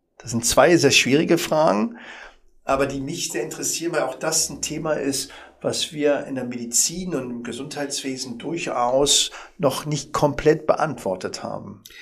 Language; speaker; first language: German; early bilingual, other home language; Arabic